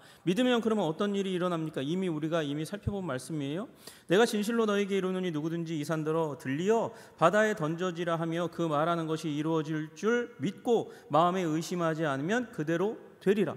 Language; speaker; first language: Korean; native; Korean